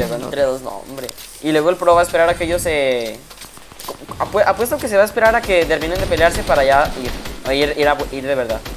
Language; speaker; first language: Spanish; native; Spanish